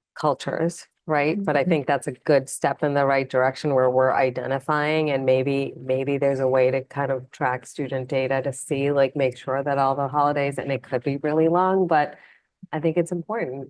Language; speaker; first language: English; non-native, local second language; Malayalam